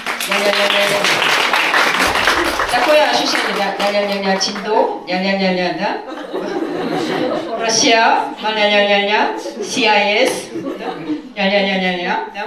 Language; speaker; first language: Russian; non-native, fluent; Korean